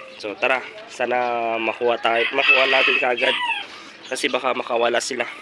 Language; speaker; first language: Filipino; non-native, local second language; Iloko